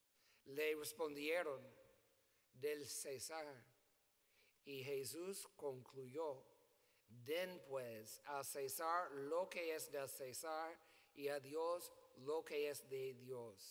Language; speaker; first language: Spanish; non-native, learner; English